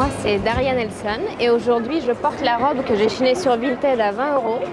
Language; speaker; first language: French; native; French